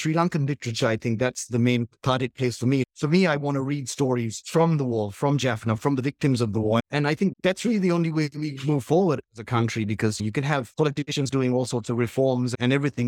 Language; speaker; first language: English; native; English